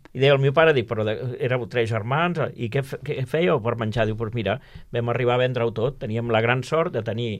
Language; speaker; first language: Catalan; native; Catalan